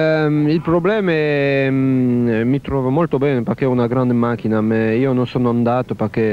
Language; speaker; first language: Italian; non-native, fluent; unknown